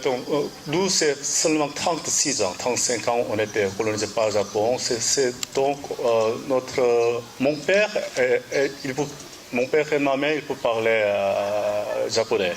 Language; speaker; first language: French; non-native, learner; Korean